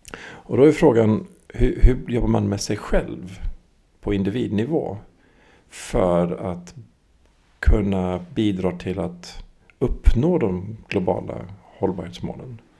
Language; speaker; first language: Swedish; early bilingual, other home language; English